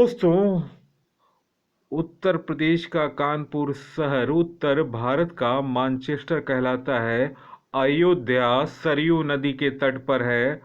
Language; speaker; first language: Hindi; native; Hindi